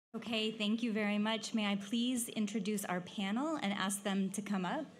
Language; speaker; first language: English; native; English